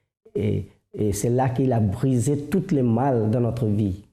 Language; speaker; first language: French; non-native, fluent; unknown